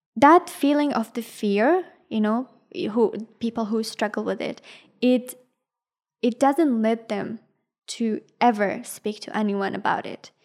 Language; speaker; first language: English; non-native, fluent; Persian